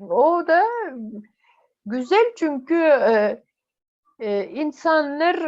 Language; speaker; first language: Turkish; non-native, fluent; Yakut